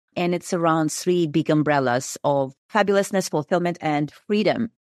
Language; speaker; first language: English; non-native, fluent; Russian